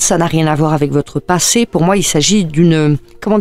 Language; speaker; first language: French; native; French